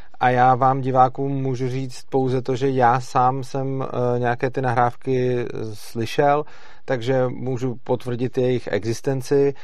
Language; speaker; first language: Czech; native; Czech